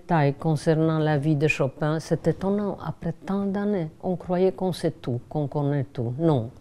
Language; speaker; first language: French; non-native, fluent; Polish